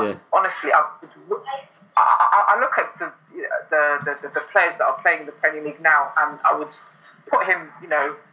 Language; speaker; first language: English; native; English